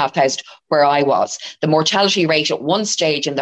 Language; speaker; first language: English; native; English